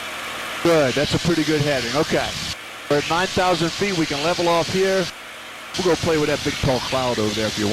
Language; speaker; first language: English; native; English